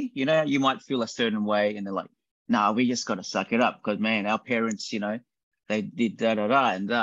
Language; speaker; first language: English; native; English